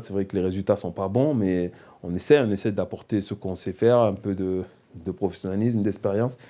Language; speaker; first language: French; native; French